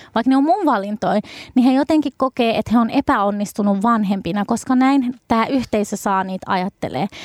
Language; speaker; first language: Finnish; early bilingual, other home language; Arabic